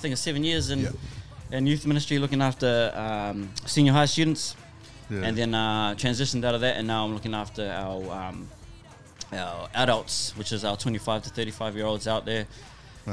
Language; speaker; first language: English; native; English